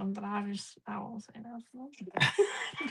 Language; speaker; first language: English; native; English